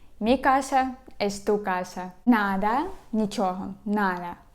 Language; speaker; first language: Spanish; non-native, fluent; Ukrainian